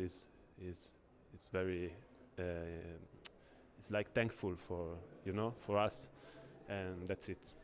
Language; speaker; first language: English; non-native, learner; Italian